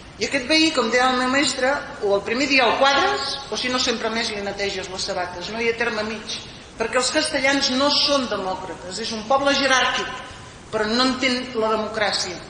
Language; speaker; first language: Catalan; non-native, local second language; Spanish